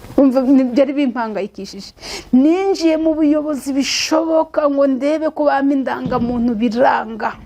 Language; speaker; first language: Kinyarwanda; native; Kinyarwanda